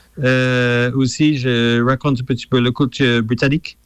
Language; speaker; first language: French; non-native, fluent; English